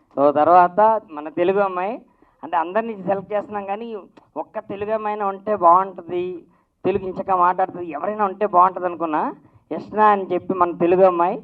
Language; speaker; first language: Telugu; native; Telugu